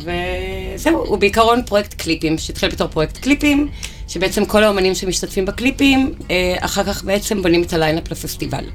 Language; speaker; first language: Hebrew; native; Hebrew